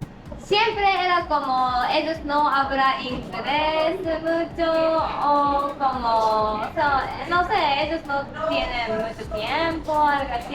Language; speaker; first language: Spanish; non-native, learner; Japanese